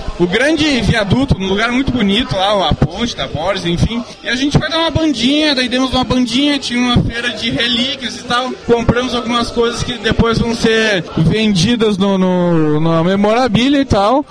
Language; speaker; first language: Portuguese; native; Portuguese